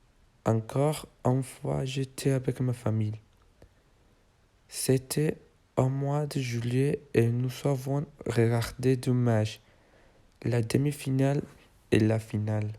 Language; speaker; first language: French; non-native, learner; Spanish